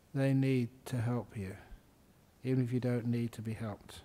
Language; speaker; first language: English; native; English